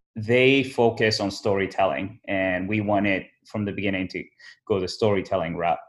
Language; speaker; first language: English; early bilingual, other home language; Somali